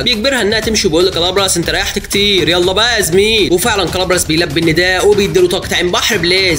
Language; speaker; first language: Arabic; native; Arabic